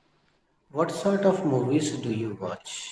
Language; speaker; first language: Hindi; native; Hindi